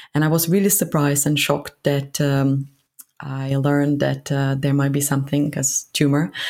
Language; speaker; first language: English; non-native, fluent; Czech